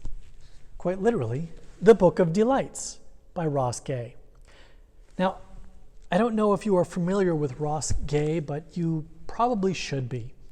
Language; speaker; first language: English; native; English